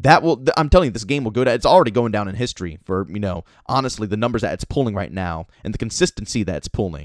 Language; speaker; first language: English; native; English